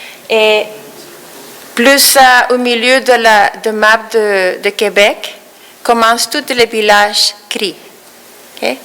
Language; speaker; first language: French; non-native, fluent; Spanish